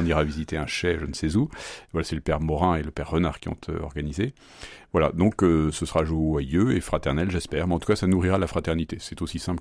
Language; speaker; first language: French; native; French